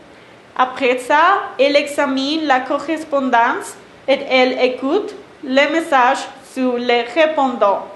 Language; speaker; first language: French; non-native, learner; Spanish